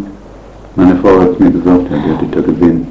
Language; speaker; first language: German; native; German